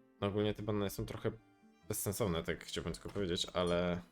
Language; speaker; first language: Polish; native; Polish